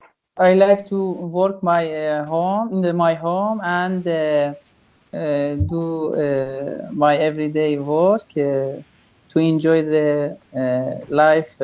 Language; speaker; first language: English; non-native, learner; Persian